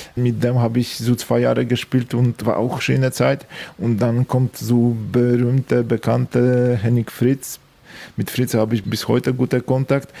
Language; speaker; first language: German; non-native, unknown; Polish